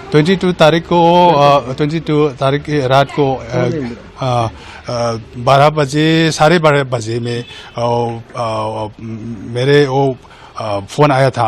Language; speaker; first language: Hindi; non-native, local second language; Manipuri